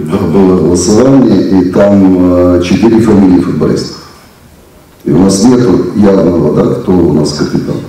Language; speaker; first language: Polish; non-native, learner; Russian